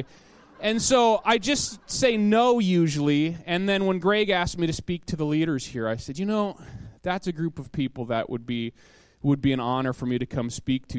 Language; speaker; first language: English; native; English